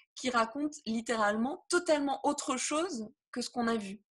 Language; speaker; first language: French; native; French